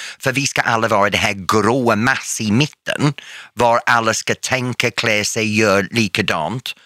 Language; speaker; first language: Swedish; non-native, fluent; English